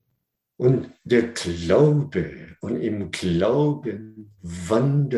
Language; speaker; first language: German; non-native, learner; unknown